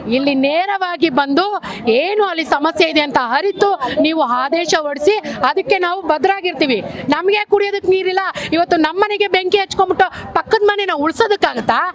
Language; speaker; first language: Kannada; native; Kannada